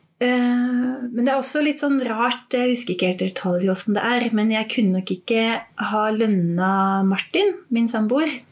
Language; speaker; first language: Norwegian; native; Norwegian